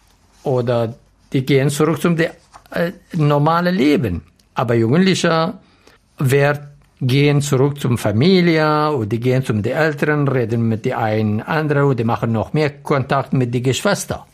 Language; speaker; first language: German; non-native, learner; Arabic